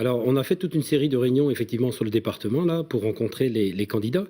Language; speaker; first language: French; native; French